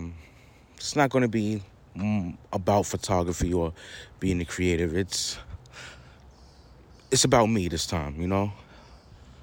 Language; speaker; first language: English; native; English